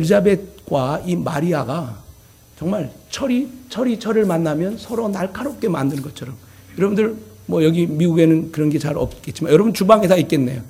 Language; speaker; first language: Korean; native; Korean